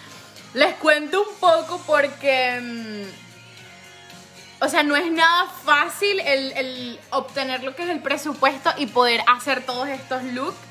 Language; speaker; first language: Spanish; native; Spanish